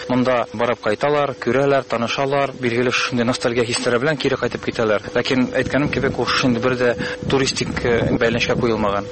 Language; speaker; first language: Tatar; native; Tatar